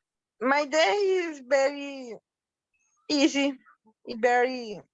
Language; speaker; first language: English; non-native, learner; Spanish